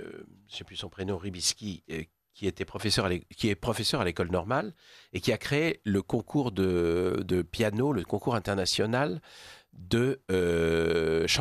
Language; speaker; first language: French; native; French